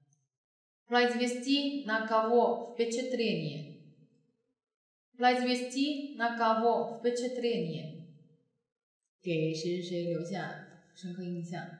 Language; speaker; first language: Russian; non-native, fluent; Chinese